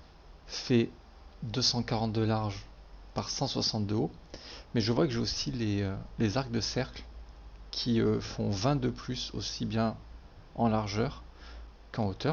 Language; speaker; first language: French; native; French